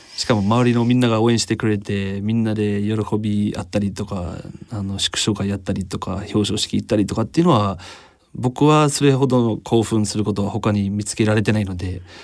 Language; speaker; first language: Japanese; non-native, fluent; English